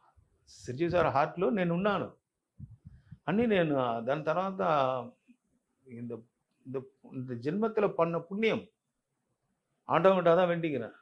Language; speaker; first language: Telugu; non-native, local second language; Tamil